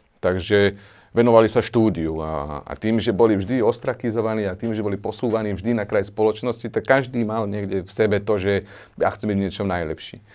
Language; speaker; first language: Slovak; native; Slovak